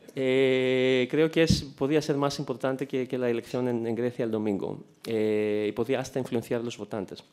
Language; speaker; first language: Spanish; non-native, fluent; Greek